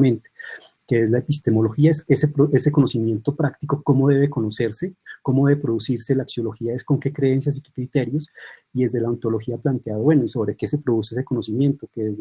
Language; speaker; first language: Spanish; native; Spanish